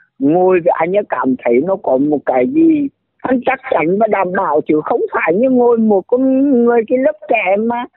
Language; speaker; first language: Vietnamese; native; Vietnamese